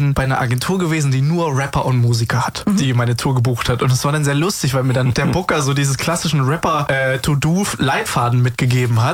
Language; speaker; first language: German; native; German